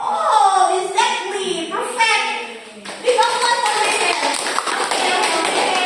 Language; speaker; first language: English; non-native, fluent; Indonesian